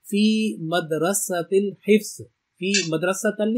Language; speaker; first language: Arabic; non-native, fluent; Urdu